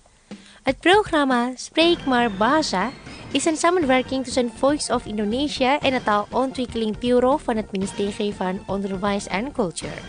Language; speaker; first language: Dutch; non-native, fluent; Indonesian